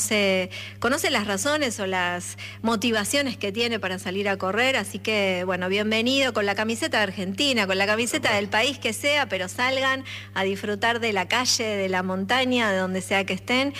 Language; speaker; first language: Spanish; native; Spanish